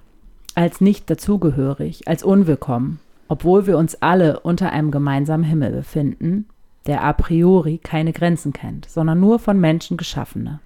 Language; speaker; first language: German; native; German